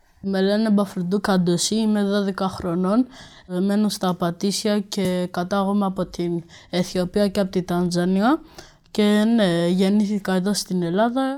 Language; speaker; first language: Greek; early bilingual, other home language; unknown